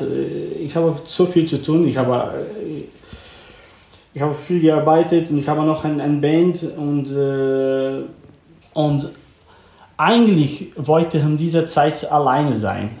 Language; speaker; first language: German; non-native, learner; Portuguese